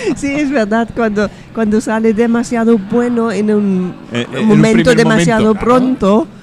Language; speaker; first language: Spanish; non-native, fluent; German